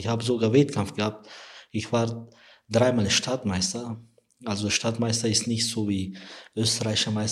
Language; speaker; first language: German; non-native, learner; Persian